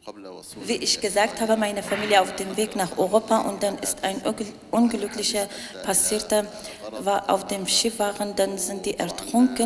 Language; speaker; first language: German; non-native, learner; Arabic